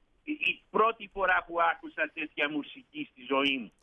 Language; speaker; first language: Greek; early bilingual, heritage; Greek